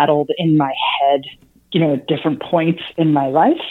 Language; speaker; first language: English; native; English